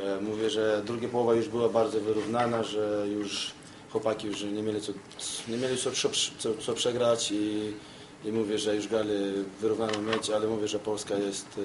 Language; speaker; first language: Polish; non-native, learner; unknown